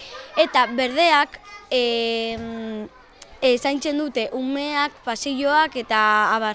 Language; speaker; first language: Basque; non-native, local second language; Spanish